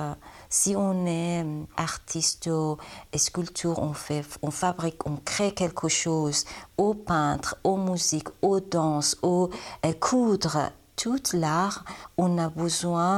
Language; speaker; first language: French; non-native, learner; Persian